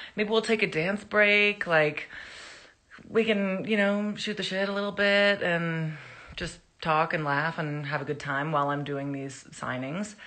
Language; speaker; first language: English; early bilingual, other home language; Spanish